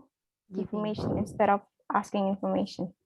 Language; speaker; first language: English; non-native, fluent; Indonesian